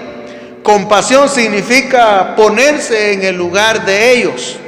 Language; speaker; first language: Spanish; native; Spanish